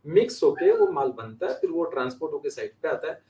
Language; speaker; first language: Hindi; native; Hindi